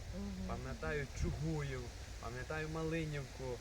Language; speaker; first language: Ukrainian; native; Ukrainian